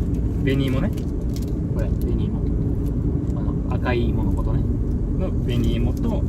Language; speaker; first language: Japanese; native; Japanese